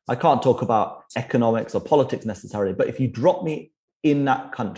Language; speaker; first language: English; native; English